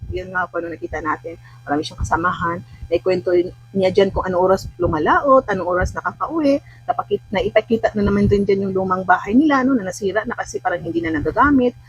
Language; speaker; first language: Filipino; non-native, local second language; Cebuano